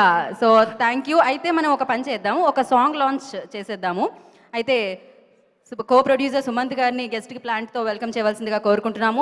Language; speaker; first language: Telugu; native; Telugu